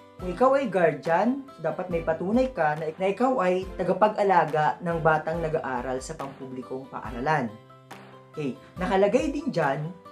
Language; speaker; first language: Filipino; non-native, local second language; Bikol